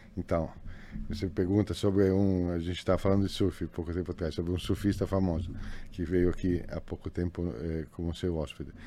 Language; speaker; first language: Portuguese; non-native, fluent; Italian